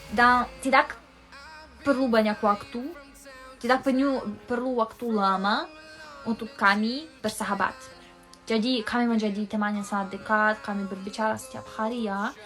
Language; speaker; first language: Indonesian; non-native, fluent; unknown